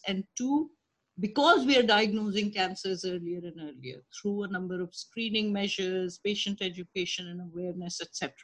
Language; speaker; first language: English; non-native, local second language; Urdu